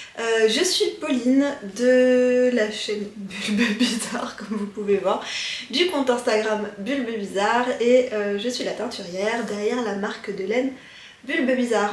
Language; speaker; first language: French; native; French